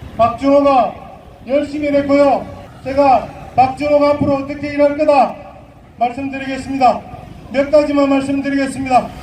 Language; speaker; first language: Korean; native; Korean